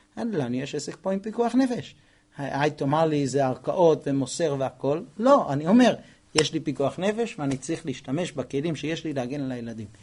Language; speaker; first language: Hebrew; non-native, fluent; English